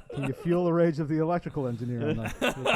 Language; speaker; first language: English; native; English